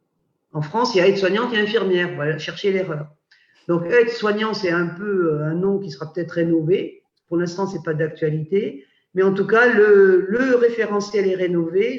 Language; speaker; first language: French; native; French